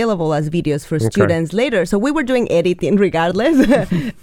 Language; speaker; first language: English; non-native, fluent; Spanish